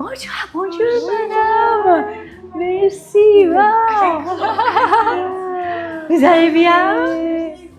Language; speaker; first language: French; non-native, learner; Japanese